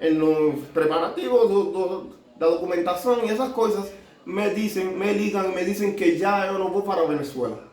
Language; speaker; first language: Portuguese; non-native, learner; Spanish